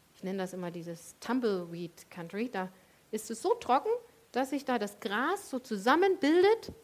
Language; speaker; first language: German; native; German